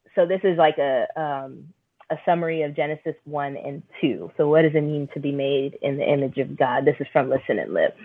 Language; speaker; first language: English; native; English